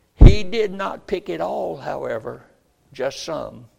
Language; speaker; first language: English; native; English